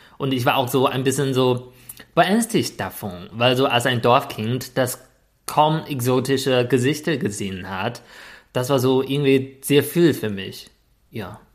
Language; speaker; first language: German; non-native, fluent; Chinese